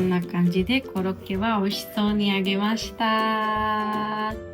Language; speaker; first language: Japanese; non-native, fluent; Georgian